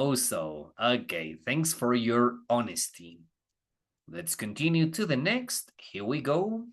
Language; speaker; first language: English; non-native, fluent; Spanish